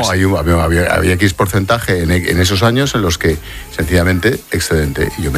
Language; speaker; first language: Spanish; native; Spanish